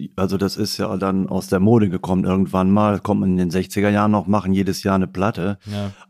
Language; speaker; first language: German; non-native, local second language; Limburgish